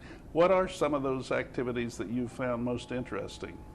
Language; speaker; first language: English; native; English